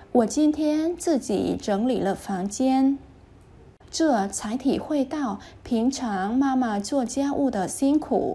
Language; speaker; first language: Chinese; non-native, learner; Vietnamese